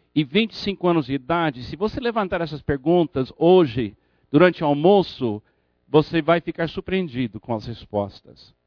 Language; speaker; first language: Portuguese; non-native, fluent; English